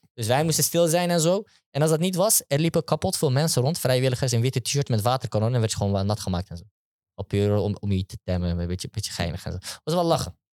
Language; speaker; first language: Dutch; early bilingual, other home language; Turkish